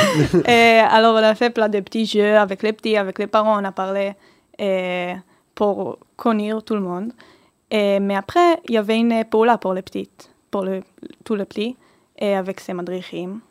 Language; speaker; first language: French; early bilingual, heritage; Hebrew